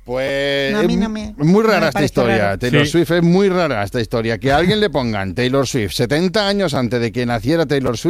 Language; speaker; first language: Spanish; native; Spanish